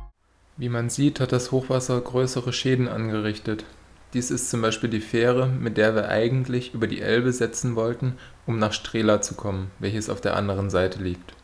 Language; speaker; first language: German; native; German